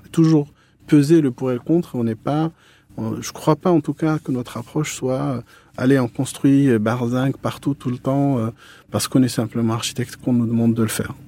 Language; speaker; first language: French; non-native, local second language; Arabic